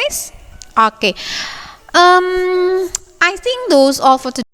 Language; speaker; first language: English; non-native, fluent; Indonesian